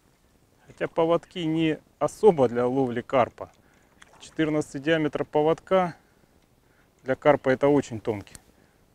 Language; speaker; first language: Russian; native; Russian